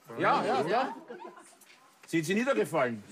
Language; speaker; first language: German; native; German